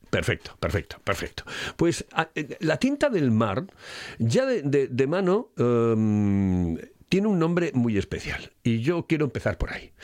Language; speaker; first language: Spanish; native; Spanish